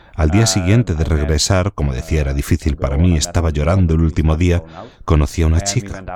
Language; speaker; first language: Spanish; non-native, fluent; Dutch